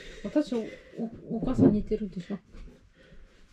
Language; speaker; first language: Japanese; non-native, learner; Russian